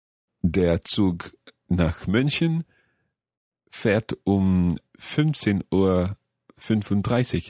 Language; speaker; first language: German; non-native, learner; English